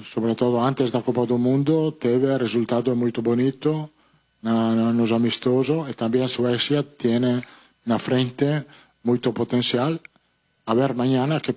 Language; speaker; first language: Portuguese; non-native, fluent; Italian